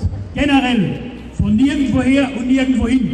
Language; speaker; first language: German; native; German